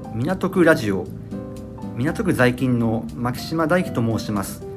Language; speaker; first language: Japanese; native; Japanese